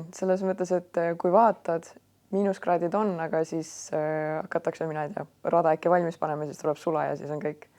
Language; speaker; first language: Estonian; non-native, local second language; Russian